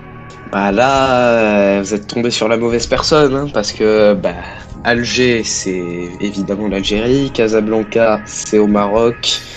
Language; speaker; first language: French; native; French